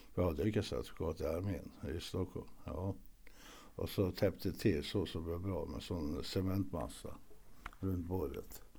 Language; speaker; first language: Swedish; early bilingual, other home language; Norwegian